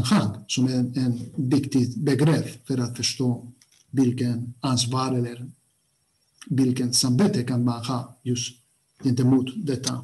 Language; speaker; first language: Swedish; non-native, fluent; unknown